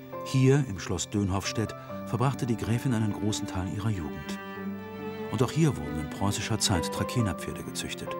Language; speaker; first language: German; native; German